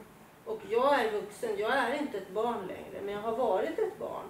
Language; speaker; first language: Swedish; native; Swedish